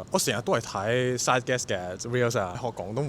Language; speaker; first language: Cantonese; non-native, fluent; Korean